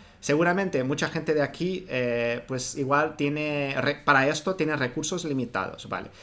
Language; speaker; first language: Spanish; non-native, fluent; Portuguese